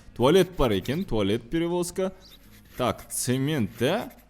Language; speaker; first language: Russian; non-native, local second language; Kazakh